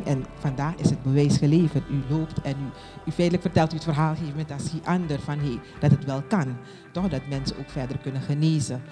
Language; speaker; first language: Dutch; native; Dutch